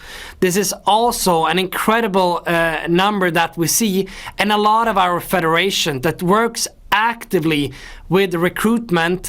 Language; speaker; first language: English; non-native, fluent; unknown